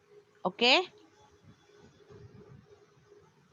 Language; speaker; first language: English; non-native, fluent; Indonesian